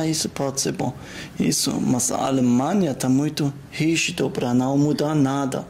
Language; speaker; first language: Portuguese; non-native, learner; German